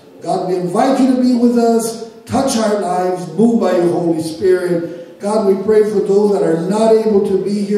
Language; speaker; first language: English; early bilingual, other home language; Spanish